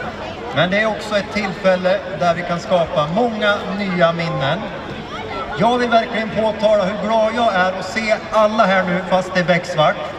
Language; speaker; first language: Swedish; native; Swedish